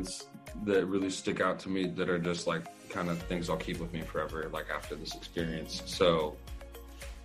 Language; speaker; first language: English; native; English